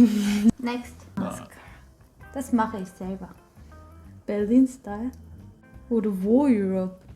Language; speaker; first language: German; non-native, learner; Korean